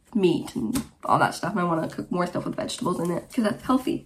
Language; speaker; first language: English; early bilingual, other home language; Romanian